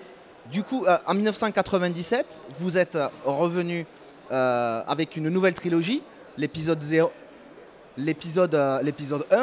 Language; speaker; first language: French; native; French